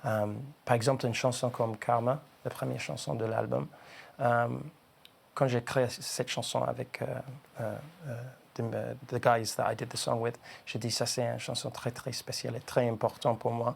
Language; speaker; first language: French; non-native, learner; English